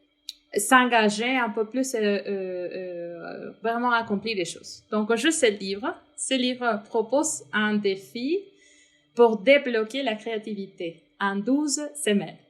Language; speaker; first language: French; non-native, fluent; Spanish